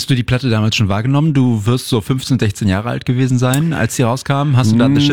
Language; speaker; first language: German; native; German